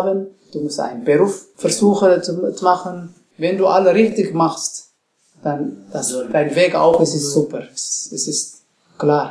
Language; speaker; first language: German; non-native, learner; Tigrinya